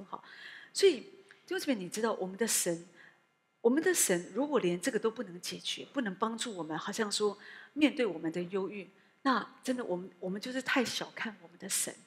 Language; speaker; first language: Chinese; native; Chinese